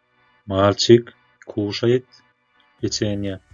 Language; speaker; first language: Russian; non-native, local second language; Turkmen